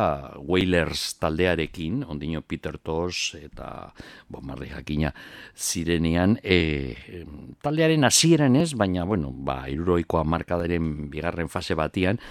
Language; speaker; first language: Basque; native; Basque